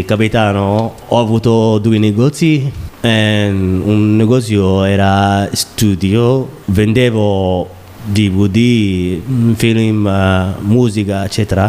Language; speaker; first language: Italian; non-native, learner; Somali